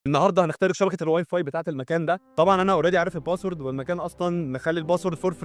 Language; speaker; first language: Arabic; native; Arabic